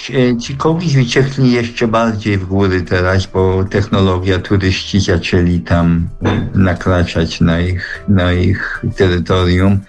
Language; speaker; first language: Polish; early bilingual, heritage; Polish